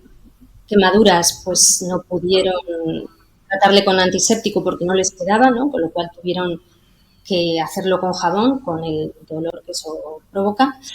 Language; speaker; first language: Spanish; native; Spanish